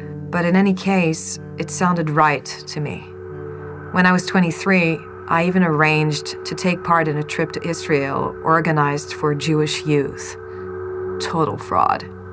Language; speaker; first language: English; non-native, fluent; French